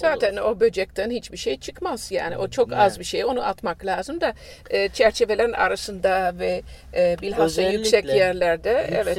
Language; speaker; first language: Turkish; non-native, fluent; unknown